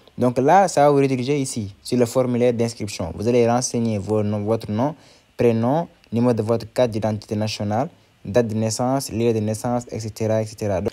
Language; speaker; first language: French; non-native, local second language; Wolof